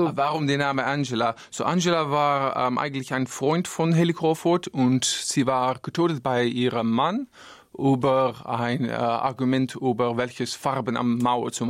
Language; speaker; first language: German; non-native, learner; Dutch